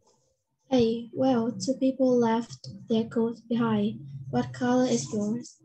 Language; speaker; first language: English; non-native, learner; Vietnamese